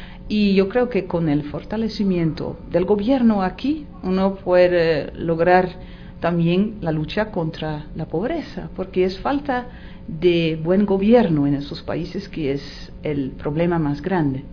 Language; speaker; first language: Spanish; non-native, fluent; Dutch